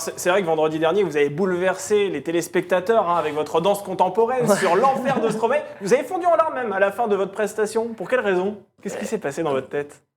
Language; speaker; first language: French; native; French